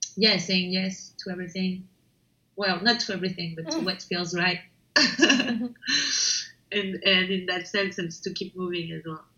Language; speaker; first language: English; non-native, fluent; French